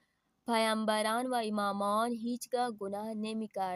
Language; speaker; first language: Persian; non-native, fluent; Urdu